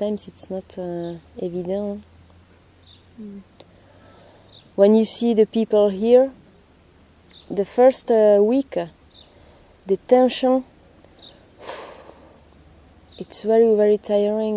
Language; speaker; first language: English; non-native, learner; Hungarian